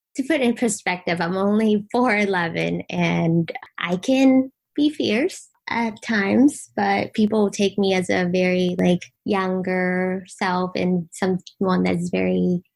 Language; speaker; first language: English; early bilingual, other home language; Vietnamese